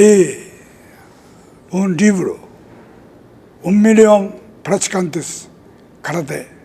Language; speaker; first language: Portuguese; non-native, learner; Japanese